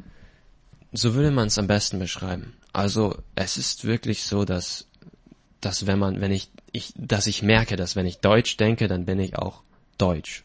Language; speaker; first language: German; native; German